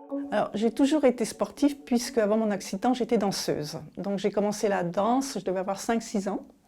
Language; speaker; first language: French; native; French